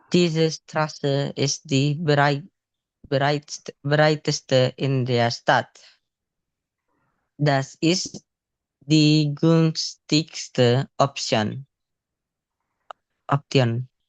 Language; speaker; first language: German; non-native, learner; Indonesian